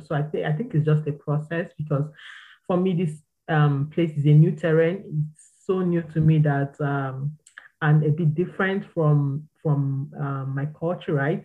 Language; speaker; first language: English; non-native, local second language; Igbo